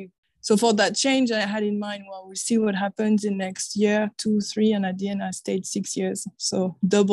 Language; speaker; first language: English; non-native, fluent; French